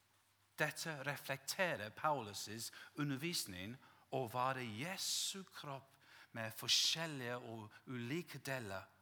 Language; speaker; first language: Norwegian; non-native, fluent; English